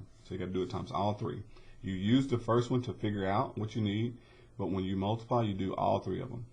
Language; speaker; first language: English; native; English